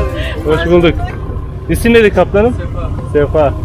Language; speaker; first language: Turkish; native; Turkish